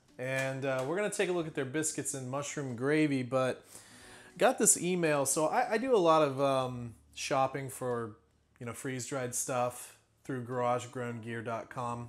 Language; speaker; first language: English; native; English